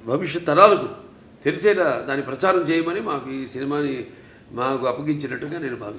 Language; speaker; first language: Telugu; native; Telugu